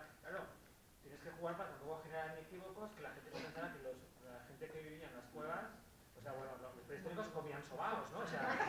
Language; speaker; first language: Spanish; native; Spanish